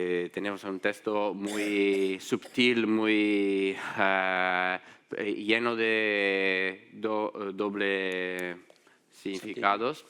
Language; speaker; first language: Spanish; non-native, fluent; Italian